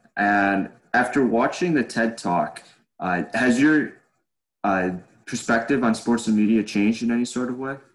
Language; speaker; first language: English; native; English